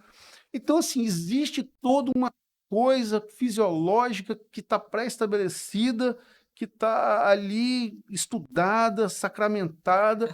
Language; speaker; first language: Portuguese; native; Portuguese